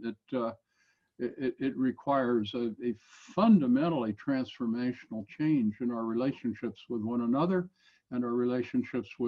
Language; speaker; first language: English; native; English